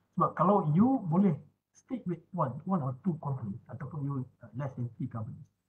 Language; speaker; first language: English; non-native, local second language; Malay